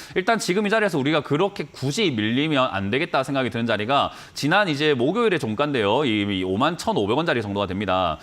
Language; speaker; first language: Korean; native; Korean